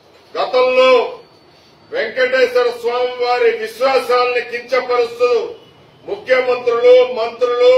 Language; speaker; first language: Telugu; native; Telugu